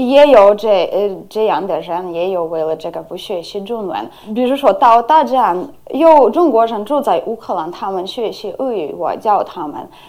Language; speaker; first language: Chinese; non-native, fluent; Ukrainian